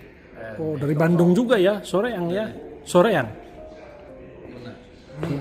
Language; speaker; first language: Indonesian; native; Indonesian